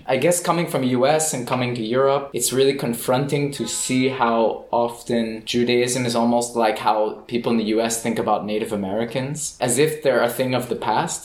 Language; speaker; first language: English; native; English